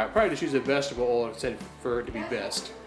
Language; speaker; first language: English; native; English